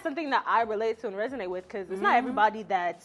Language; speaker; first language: English; native; English